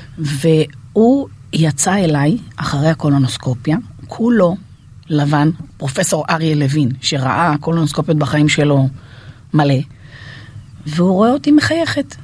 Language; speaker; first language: Hebrew; native; Hebrew